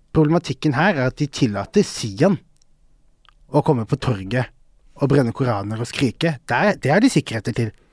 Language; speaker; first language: Norwegian; early bilingual, other home language; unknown